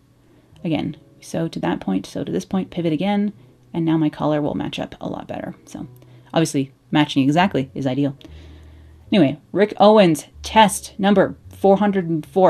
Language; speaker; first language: English; native; English